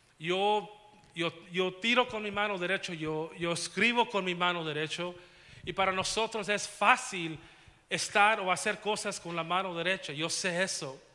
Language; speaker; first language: Spanish; early bilingual, heritage; Spanish